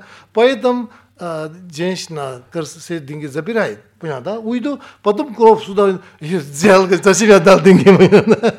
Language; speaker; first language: Russian; non-native, learner; Tibetan